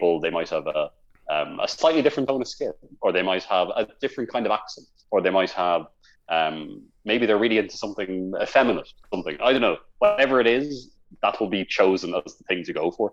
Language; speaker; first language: English; native; English